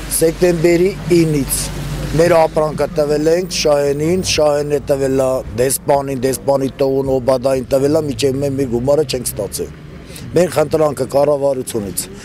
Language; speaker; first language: Armenian; non-native, local second language; Kurdish